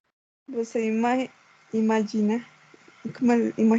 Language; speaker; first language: Portuguese; non-native, learner; Spanish